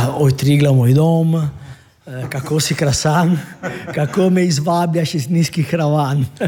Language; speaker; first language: Slovenian; non-native, fluent; Italian